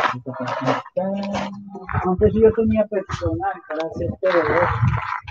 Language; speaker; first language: Spanish; non-native, learner; German